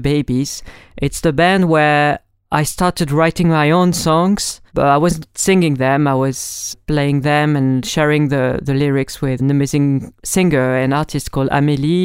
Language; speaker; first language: English; non-native, fluent; French